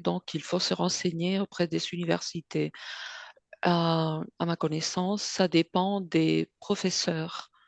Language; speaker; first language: French; non-native, fluent; Spanish